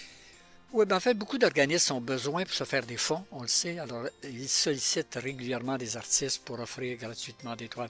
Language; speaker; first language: French; native; French